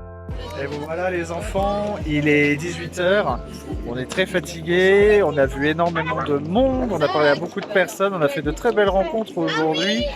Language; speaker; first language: French; native; French